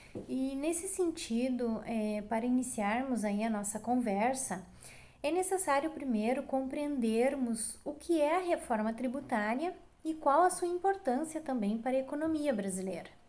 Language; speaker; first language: Portuguese; native; Portuguese